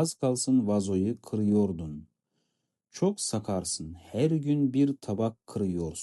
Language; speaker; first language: Turkish; non-native, fluent; Kazakh